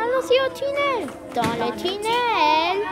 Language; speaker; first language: French; non-native, learner; English